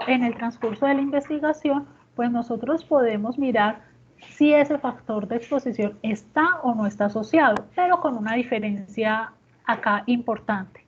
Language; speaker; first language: Spanish; native; Spanish